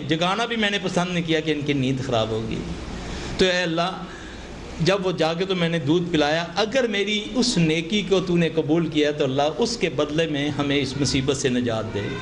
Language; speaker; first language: Urdu; non-native, local second language; Punjabi